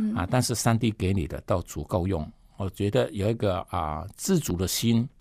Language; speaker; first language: Chinese; non-native, fluent; Cantonese